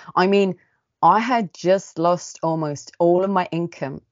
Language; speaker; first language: English; early bilingual, other home language; Estonian